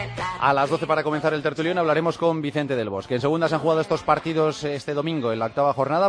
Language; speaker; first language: Spanish; native; Spanish